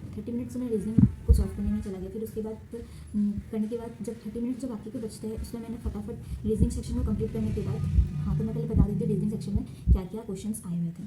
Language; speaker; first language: Hindi; non-native, local second language; Assamese